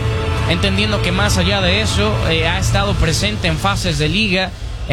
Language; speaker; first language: Spanish; native; Spanish